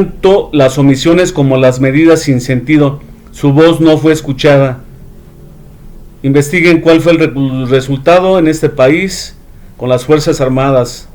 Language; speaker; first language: Spanish; native; Spanish